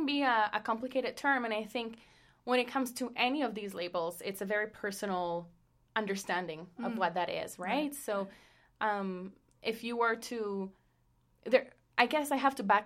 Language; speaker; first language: English; non-native, fluent; Spanish